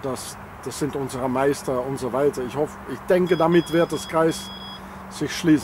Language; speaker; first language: German; non-native, learner; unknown